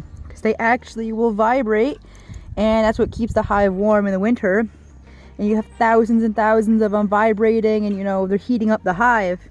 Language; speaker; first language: English; native; English